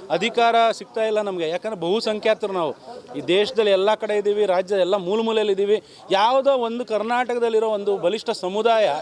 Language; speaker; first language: Kannada; non-native, local second language; Lambadi